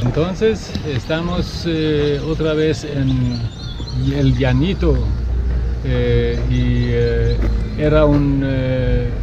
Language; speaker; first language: Spanish; non-native, learner; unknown